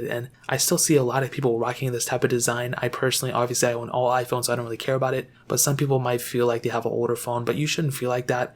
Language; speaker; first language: English; native; English